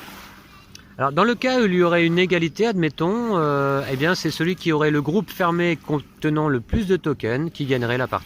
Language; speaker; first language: French; native; French